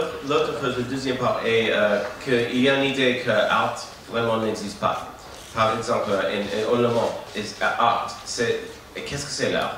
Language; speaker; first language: French; non-native, learner; English